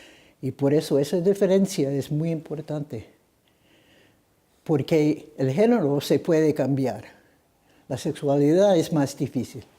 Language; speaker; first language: Spanish; non-native, fluent; English